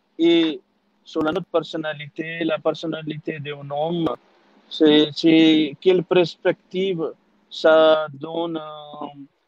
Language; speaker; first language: French; non-native, learner; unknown